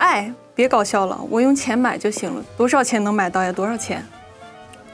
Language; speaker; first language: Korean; non-native, fluent; Chinese